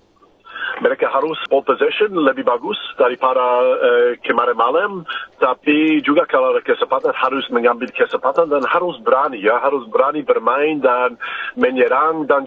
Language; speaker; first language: Indonesian; non-native, fluent; English